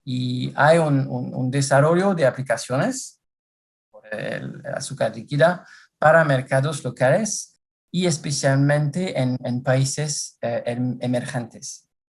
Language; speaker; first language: Spanish; non-native, fluent; French